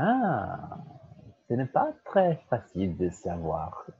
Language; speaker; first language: French; non-native, fluent; Portuguese